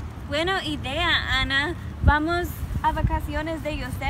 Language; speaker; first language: Spanish; non-native, learner; English